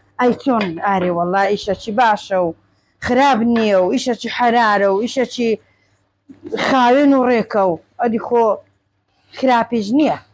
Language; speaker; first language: Central Kurdish; native; Central Kurdish